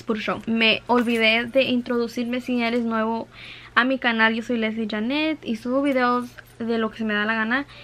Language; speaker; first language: Spanish; early bilingual, heritage; Spanish